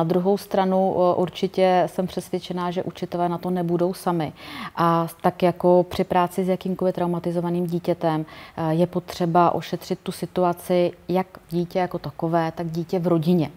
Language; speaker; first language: Czech; native; Czech